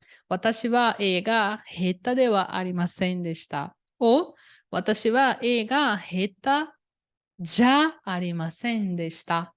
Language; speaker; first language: Japanese; non-native, fluent; Portuguese